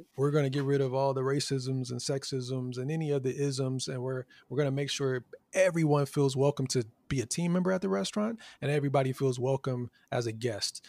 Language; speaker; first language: English; native; English